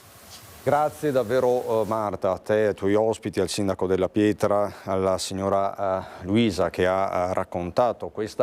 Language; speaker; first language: Italian; native; Italian